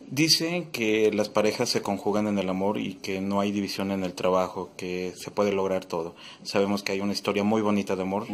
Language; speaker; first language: Spanish; native; Spanish